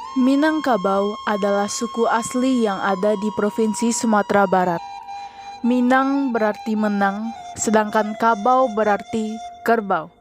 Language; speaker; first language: Indonesian; native; Indonesian